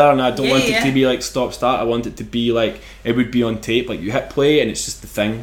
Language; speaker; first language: English; native; English